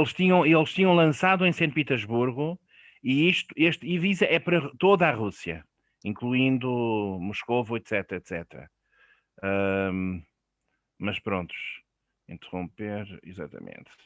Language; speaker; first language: Portuguese; non-native, fluent; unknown